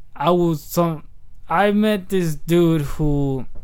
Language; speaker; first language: English; early bilingual, other home language; Spanish